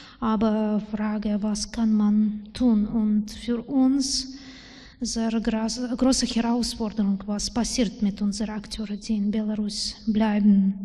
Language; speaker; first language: German; non-native, learner; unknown